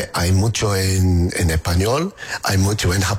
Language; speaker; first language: Spanish; non-native, learner; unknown